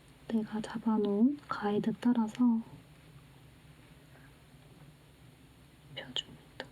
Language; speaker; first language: Korean; native; Korean